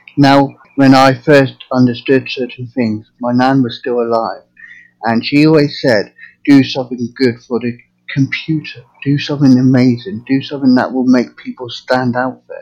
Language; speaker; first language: English; native; English